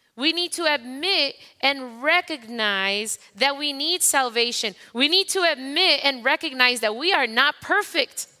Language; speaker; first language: English; non-native, fluent; Spanish